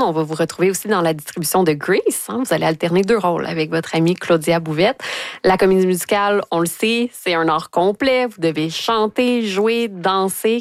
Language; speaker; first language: French; native; French